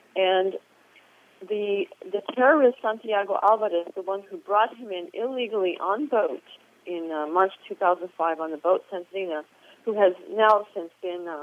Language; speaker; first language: English; native; English